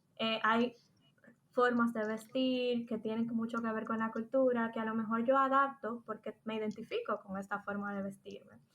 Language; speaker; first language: Spanish; native; Spanish